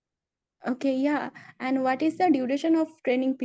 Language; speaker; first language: English; non-native, learner; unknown